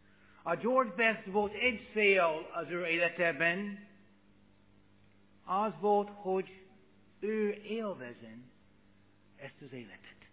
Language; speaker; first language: Hungarian; non-native, fluent; English